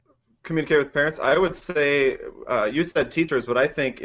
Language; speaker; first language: English; native; English